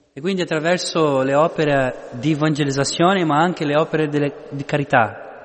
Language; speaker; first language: Italian; non-native, fluent; Portuguese